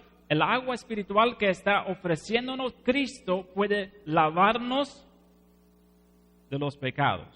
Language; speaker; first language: Spanish; non-native, fluent; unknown